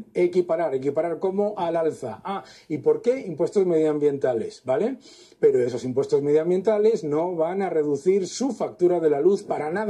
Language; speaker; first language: Spanish; native; Spanish